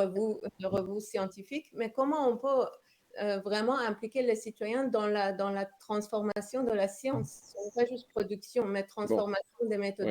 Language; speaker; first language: French; non-native, fluent; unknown